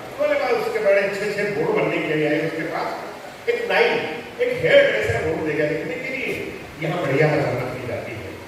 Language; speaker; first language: Hindi; non-native, local second language; Punjabi